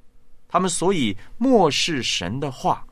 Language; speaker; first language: Chinese; native; Chinese